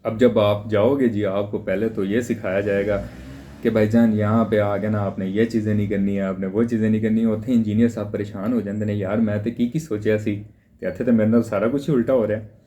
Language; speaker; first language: Urdu; non-native, local second language; Punjabi